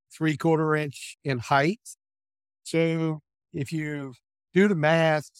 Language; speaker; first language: English; native; English